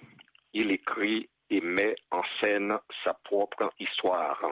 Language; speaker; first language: French; non-native, local second language; Haitian Creole